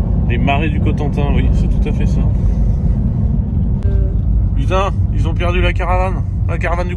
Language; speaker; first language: French; native; French